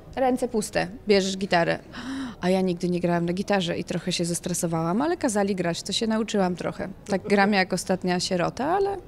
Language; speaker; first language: Polish; native; Polish